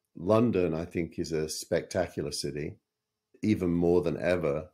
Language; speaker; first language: English; native; English